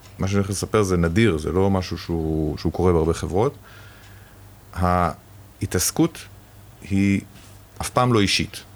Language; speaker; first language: Hebrew; native; Hebrew